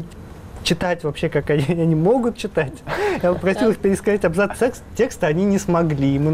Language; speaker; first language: Russian; native; Russian